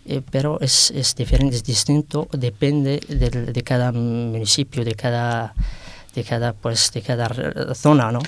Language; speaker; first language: Spanish; non-native, fluent; Arabic